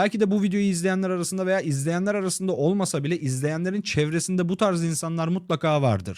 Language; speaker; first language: Turkish; native; Turkish